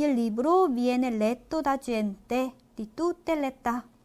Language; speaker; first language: Italian; non-native, fluent; Korean